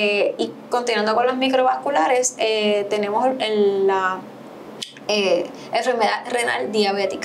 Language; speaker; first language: Spanish; native; Spanish